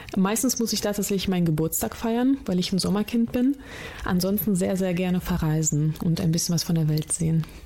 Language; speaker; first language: German; early bilingual, other home language; Russian